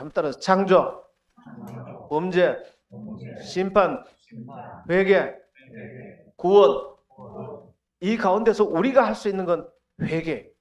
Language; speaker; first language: Korean; native; Korean